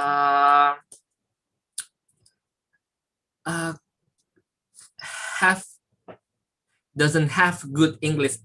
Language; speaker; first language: English; non-native, learner; Indonesian